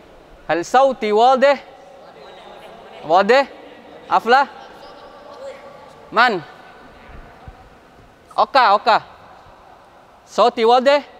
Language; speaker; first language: Arabic; non-native, fluent; Indonesian